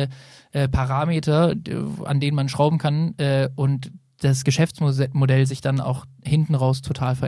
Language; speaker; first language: German; native; German